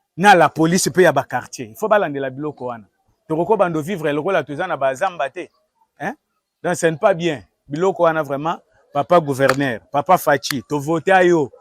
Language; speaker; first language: Lingala; native; Lingala